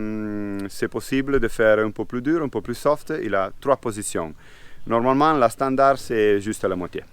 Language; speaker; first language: French; non-native, learner; Italian